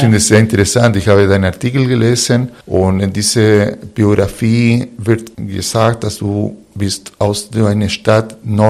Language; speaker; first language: German; non-native, fluent; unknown